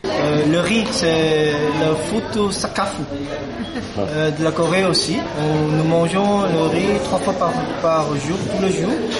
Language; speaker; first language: French; non-native, fluent; Korean